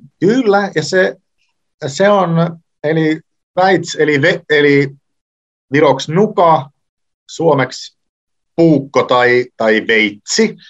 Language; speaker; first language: Finnish; native; Finnish